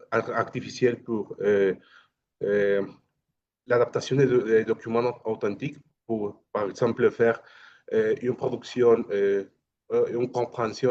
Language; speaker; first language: French; non-native, fluent; Spanish